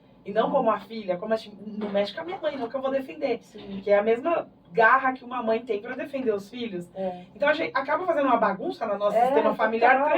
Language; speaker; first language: Portuguese; native; Portuguese